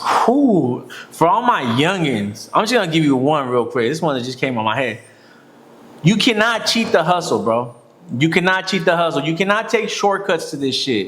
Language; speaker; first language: English; native; English